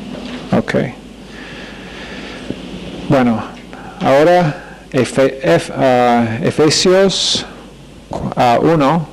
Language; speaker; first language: Spanish; non-native, fluent; English